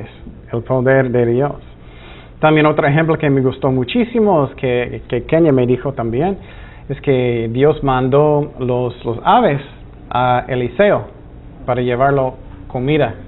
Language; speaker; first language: Spanish; non-native, fluent; English